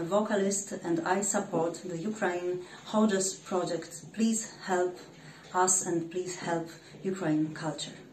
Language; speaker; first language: English; non-native, fluent; Polish